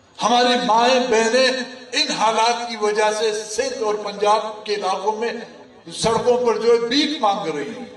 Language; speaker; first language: Urdu; non-native, local second language; Baluchi